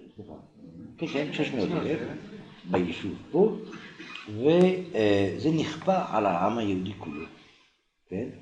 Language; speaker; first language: Hebrew; non-native, fluent; French